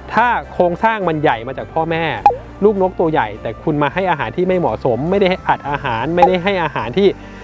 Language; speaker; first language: Thai; native; Thai